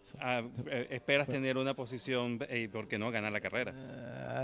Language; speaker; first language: Spanish; native; Spanish